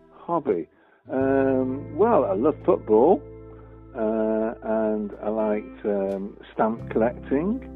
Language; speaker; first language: English; native; English